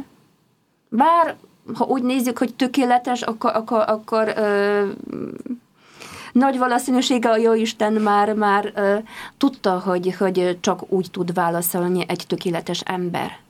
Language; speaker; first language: Hungarian; non-native, fluent; Polish